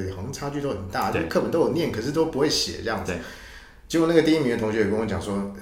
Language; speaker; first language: Chinese; native; Chinese